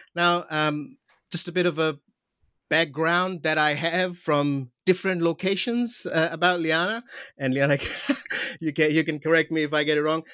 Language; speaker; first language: English; non-native, local second language; Urdu